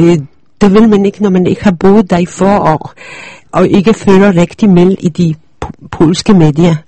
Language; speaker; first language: Danish; early bilingual, other home language; Polish